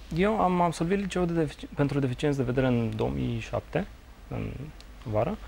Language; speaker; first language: Romanian; native; Romanian